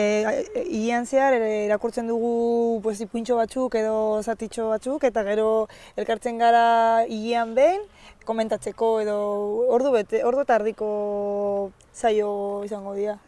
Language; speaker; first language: Basque; non-native, local second language; Spanish